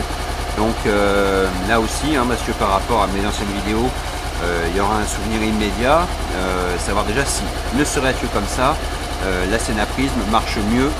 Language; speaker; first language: French; native; French